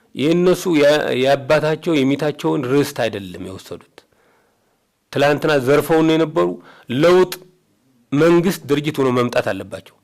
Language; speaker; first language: Amharic; native; Amharic